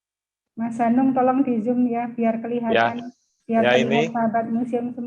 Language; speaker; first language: Indonesian; native; Indonesian